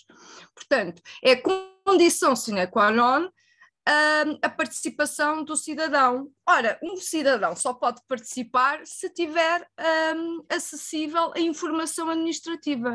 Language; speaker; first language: Portuguese; native; Portuguese